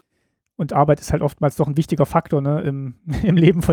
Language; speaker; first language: German; native; German